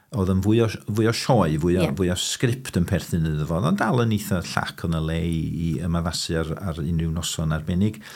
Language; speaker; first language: Welsh; early bilingual, heritage; Welsh